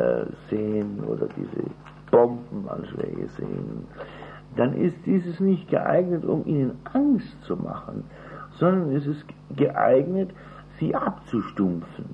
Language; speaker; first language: German; native; German